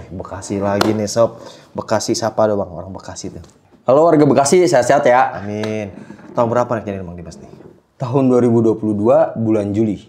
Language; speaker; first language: Indonesian; native; Indonesian